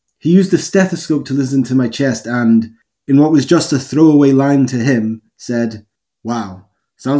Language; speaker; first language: English; native; English